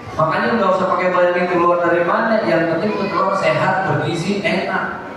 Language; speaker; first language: Indonesian; native; Indonesian